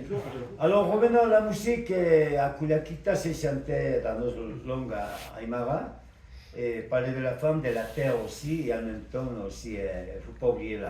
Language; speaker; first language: French; non-native, fluent; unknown